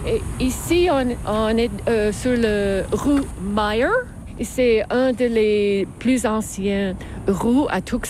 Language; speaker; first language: French; non-native, fluent; English